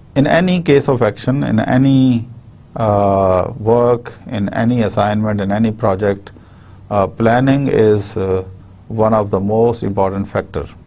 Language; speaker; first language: English; non-native, local second language; Urdu